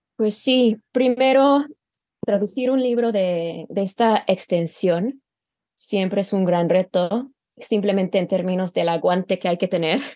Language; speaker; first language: Spanish; non-native, fluent; English